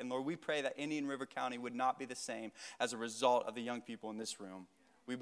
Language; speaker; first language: English; native; English